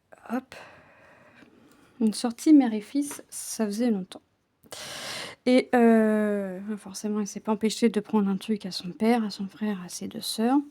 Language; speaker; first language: French; native; French